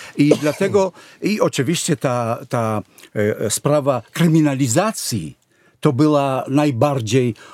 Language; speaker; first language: Polish; non-native, fluent; Hebrew